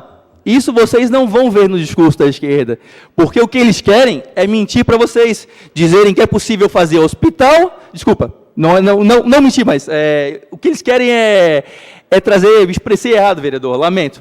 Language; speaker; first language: Portuguese; native; Portuguese